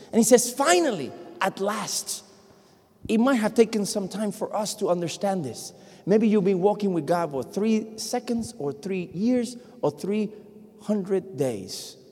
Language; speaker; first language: English; non-native, fluent; Spanish